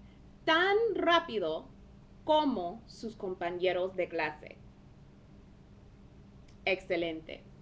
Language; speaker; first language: Spanish; non-native, fluent; English